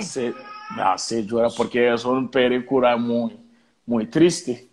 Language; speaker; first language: Spanish; non-native, learner; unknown